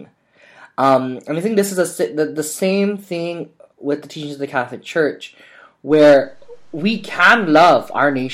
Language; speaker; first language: English; native; English